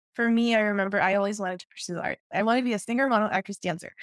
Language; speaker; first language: English; early bilingual, other home language; Spanish